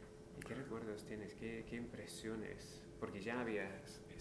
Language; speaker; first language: Spanish; non-native, fluent; English